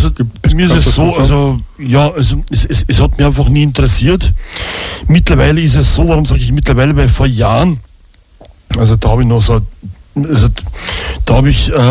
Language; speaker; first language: German; native; German